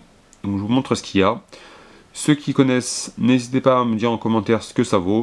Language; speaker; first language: French; native; French